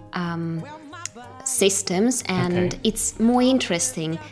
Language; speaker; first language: English; non-native, fluent; Russian